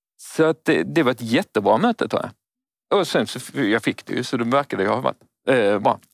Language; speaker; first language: Swedish; native; Swedish